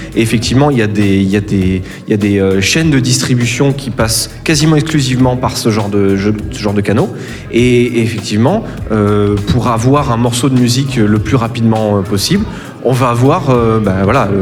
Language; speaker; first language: French; native; French